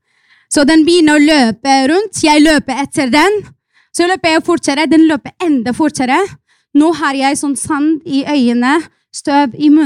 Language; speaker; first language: Norwegian; non-native, fluent; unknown